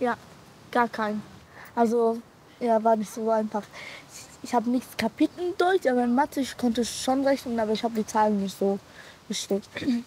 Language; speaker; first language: German; early bilingual, other home language; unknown